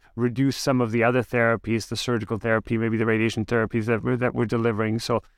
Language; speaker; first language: English; early bilingual, other home language; German